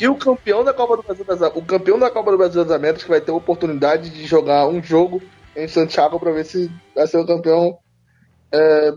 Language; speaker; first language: Portuguese; native; Portuguese